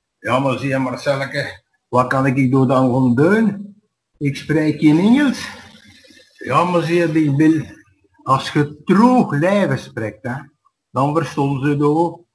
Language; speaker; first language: Dutch; native; Dutch